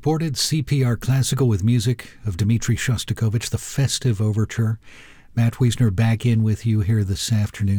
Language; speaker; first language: English; native; English